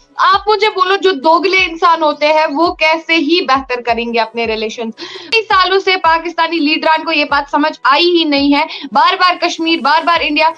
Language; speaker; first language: Hindi; non-native, local second language; Kashmiri